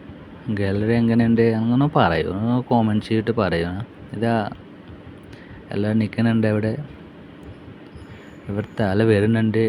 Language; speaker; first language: Malayalam; non-native, learner; Hindi